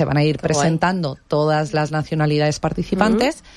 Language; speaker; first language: Spanish; native; Spanish